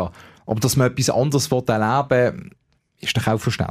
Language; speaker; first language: German; native; German